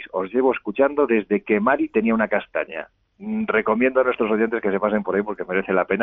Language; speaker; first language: Spanish; native; Spanish